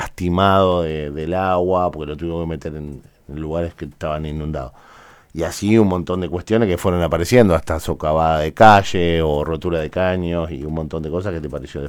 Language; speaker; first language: Spanish; native; Spanish